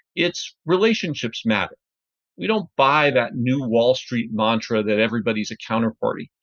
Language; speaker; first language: English; native; English